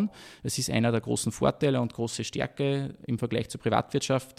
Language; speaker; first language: German; native; German